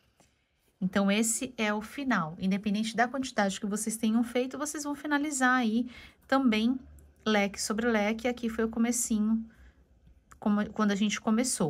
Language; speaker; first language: Portuguese; native; Portuguese